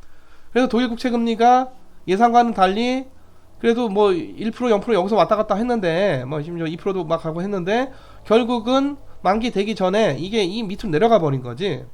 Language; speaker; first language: Korean; native; Korean